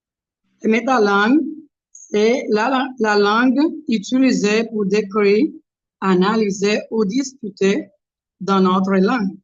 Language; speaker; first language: French; non-native, learner; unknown